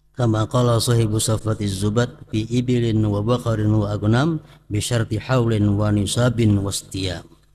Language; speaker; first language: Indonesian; non-native, local second language; Banjar